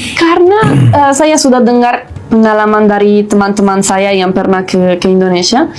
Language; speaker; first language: Indonesian; non-native, fluent; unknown